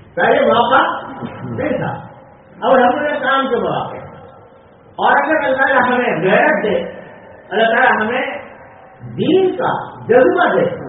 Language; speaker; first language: Urdu; native; Urdu